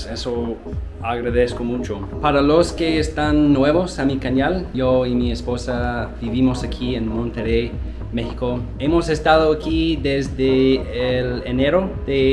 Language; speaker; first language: Spanish; non-native, learner; English